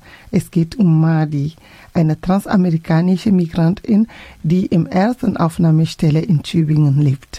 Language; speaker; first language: German; non-native, fluent; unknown